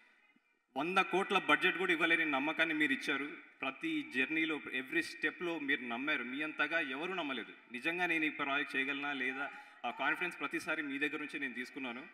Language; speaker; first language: Telugu; native; Telugu